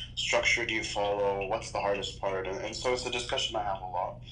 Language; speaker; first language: English; native; English